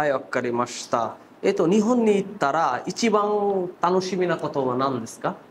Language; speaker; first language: Japanese; non-native, fluent; Bangla